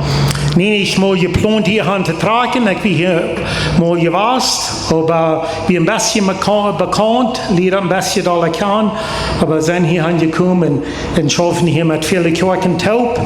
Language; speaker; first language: German; non-native, learner; Plautdietsch